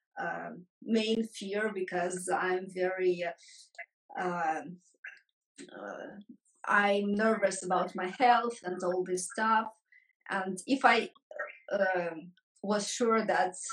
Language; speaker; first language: English; non-native, fluent; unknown